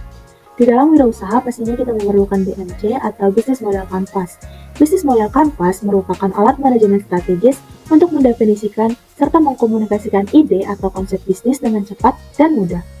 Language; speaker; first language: Indonesian; native; Indonesian